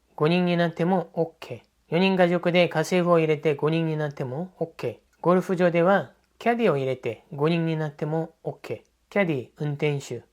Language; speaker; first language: Japanese; non-native, fluent; Korean